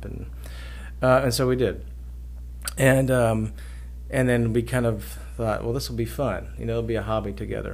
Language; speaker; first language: English; native; English